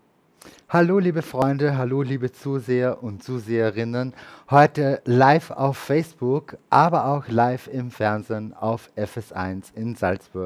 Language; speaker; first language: German; native; German